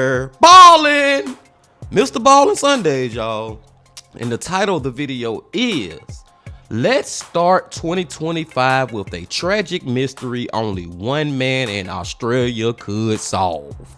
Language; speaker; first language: English; native; English